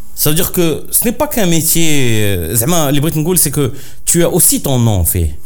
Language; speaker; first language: French; non-native, local second language; Arabic